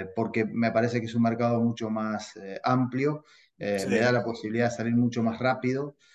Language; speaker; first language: Spanish; native; Spanish